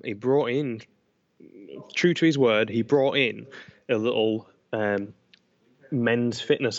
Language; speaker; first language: English; native; English